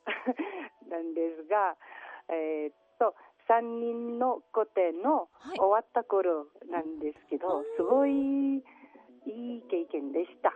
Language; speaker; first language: Japanese; non-native, learner; Catalan